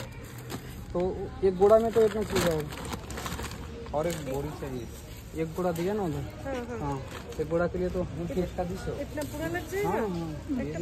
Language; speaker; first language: Hindi; non-native, local second language; Bangla